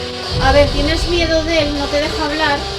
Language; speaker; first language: Spanish; native; Spanish